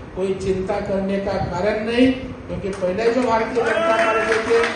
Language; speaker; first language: Hindi; non-native, local second language; Marathi